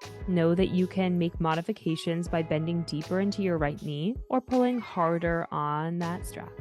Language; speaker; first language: English; native; English